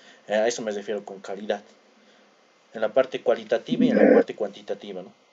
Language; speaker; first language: Spanish; native; Spanish